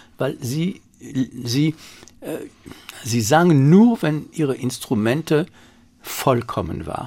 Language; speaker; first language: German; non-native, fluent; French